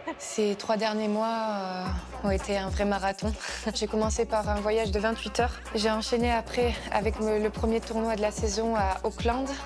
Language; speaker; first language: French; early bilingual, other home language; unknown